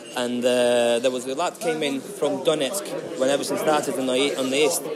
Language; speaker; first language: English; non-native, fluent; Ukrainian